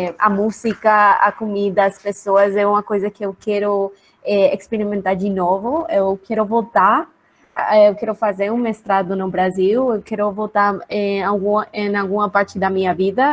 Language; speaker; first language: Portuguese; non-native, learner; Spanish